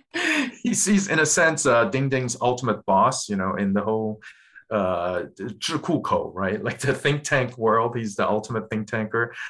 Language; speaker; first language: English; non-native, local second language; Cantonese